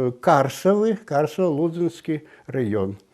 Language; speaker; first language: Polish; non-native, local second language; Belarusian